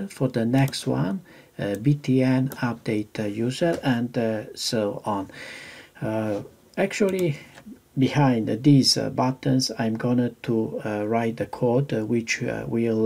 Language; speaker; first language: English; non-native, fluent; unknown